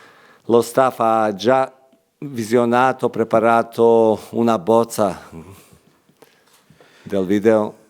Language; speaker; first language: Italian; non-native, fluent; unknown